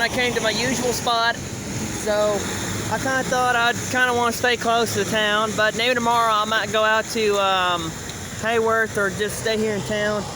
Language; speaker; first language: English; native; English